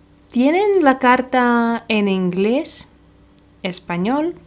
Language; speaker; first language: Spanish; non-native, fluent; Russian